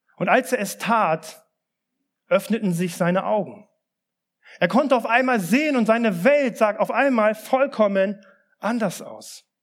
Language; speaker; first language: German; early bilingual, other home language; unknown